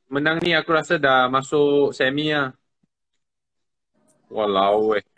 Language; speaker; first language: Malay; non-native, local second language; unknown